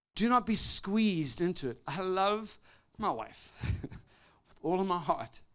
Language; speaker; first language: English; native; English